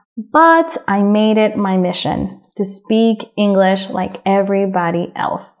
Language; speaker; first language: English; early bilingual, other home language; Spanish